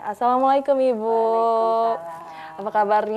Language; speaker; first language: Indonesian; native; Indonesian